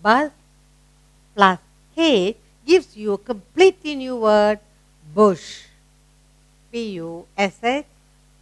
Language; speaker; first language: English; non-native, local second language; Tamil